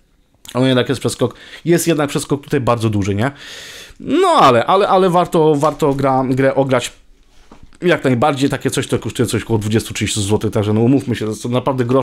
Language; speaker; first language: Polish; native; Polish